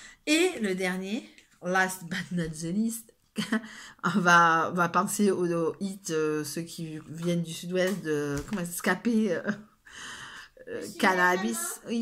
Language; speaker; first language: French; native; French